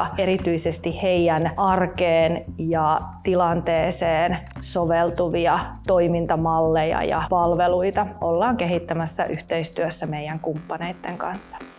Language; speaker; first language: Finnish; native; Finnish